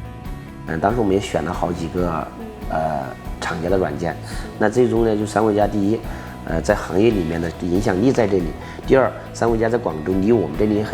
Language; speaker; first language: Chinese; native; Chinese